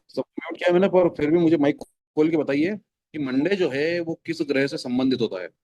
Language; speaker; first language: Hindi; native; Hindi